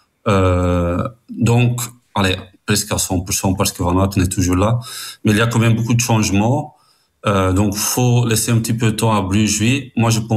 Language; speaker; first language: French; non-native, fluent; Dutch